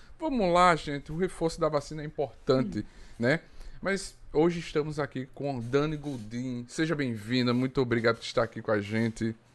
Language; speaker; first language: Portuguese; native; Portuguese